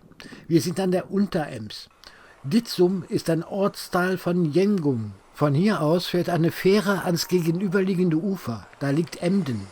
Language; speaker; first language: German; native; German